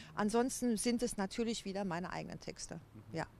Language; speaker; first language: German; native; German